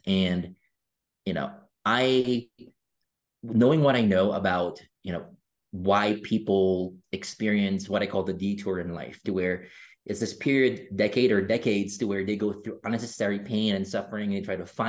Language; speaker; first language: English; non-native, local second language; Filipino